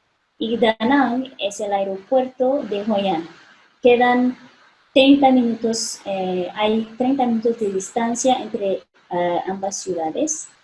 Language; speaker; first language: Spanish; non-native, fluent; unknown